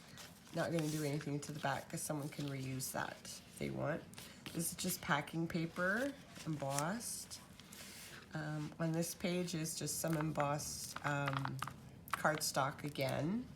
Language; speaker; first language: English; native; English